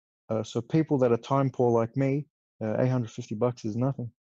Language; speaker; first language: English; native; English